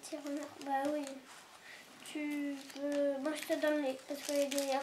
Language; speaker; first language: French; native; French